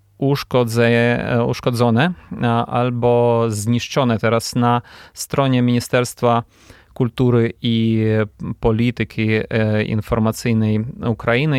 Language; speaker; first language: Polish; non-native, fluent; Ukrainian